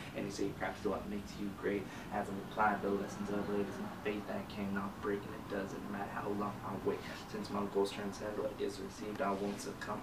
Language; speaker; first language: English; native; English